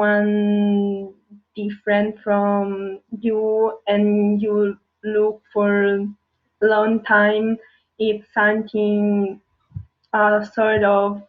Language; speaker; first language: English; non-native, learner; Italian